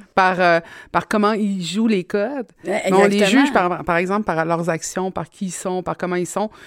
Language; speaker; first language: French; native; French